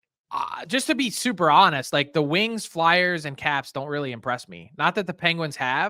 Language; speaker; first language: English; native; English